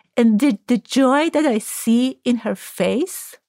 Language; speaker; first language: English; non-native, fluent; Persian